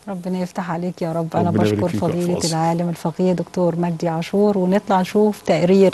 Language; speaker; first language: Arabic; native; Arabic